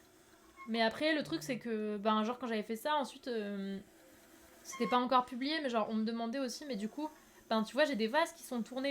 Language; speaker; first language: French; native; French